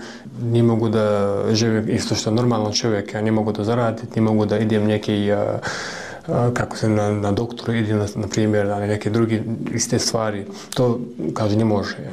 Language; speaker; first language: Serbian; non-native, learner; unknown